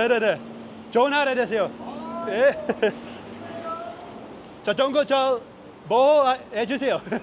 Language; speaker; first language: Korean; non-native, learner; Dutch